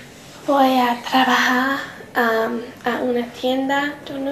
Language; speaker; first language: Spanish; non-native, learner; English